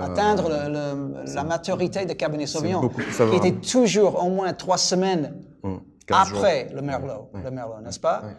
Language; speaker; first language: French; non-native, fluent; English